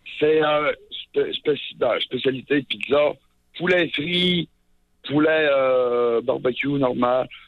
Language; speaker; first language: French; native; French